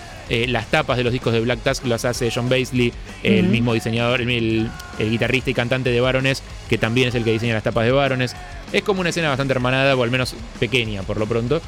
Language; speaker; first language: Spanish; native; Spanish